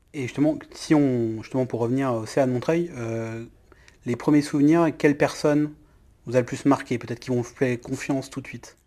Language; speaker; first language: French; native; French